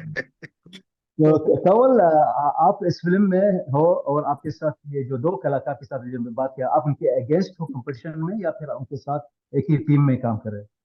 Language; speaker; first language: Hindi; non-native, learner; Arabic